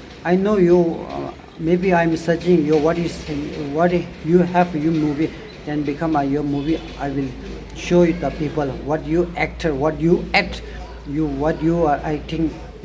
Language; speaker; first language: English; non-native, learner; Tibetan